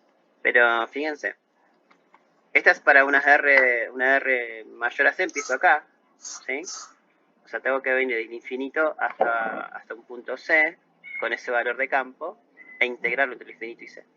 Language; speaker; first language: Spanish; native; Spanish